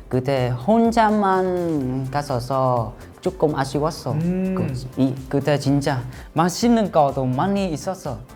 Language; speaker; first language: Korean; non-native, learner; Vietnamese